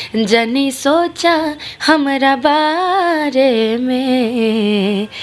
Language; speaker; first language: Hindi; native; Hindi